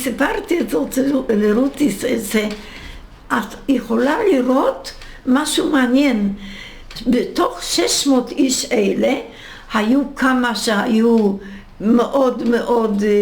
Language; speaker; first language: Hebrew; non-native, fluent; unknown